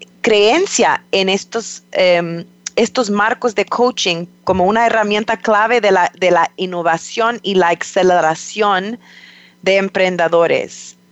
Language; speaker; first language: Spanish; non-native, fluent; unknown